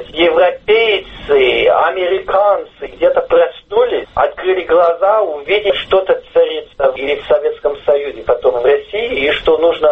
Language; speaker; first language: Russian; early bilingual, heritage; English